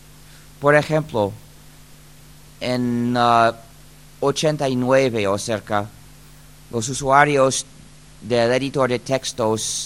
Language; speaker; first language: Spanish; non-native, fluent; English